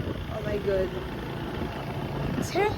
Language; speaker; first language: English; non-native, learner; French